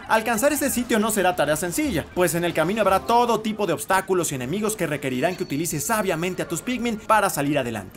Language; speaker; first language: Spanish; native; Spanish